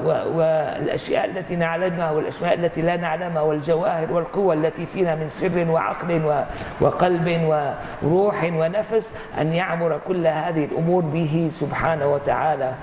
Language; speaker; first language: Arabic; native; Arabic